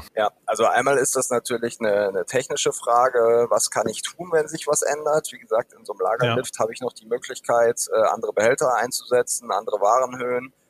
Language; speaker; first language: German; native; German